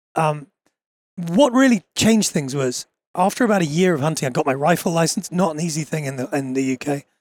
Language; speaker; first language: English; native; English